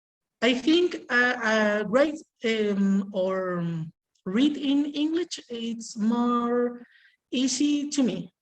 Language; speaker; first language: English; non-native, learner; Spanish